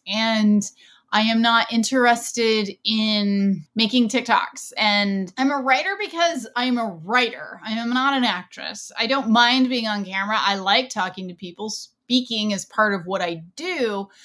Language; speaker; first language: English; native; English